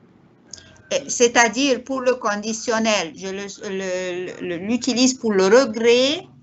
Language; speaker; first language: French; non-native, learner; Arabic